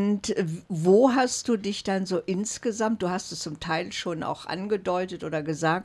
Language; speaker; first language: German; native; German